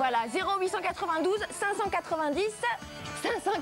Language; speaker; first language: French; native; French